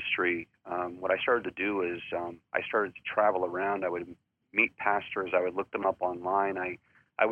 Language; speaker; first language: English; native; English